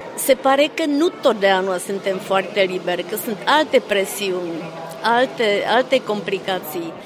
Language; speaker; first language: Romanian; non-native, fluent; Czech